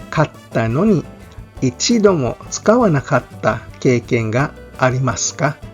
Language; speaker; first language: Japanese; non-native, fluent; Filipino